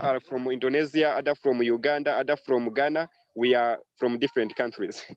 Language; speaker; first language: English; non-native, fluent; Kinyarwanda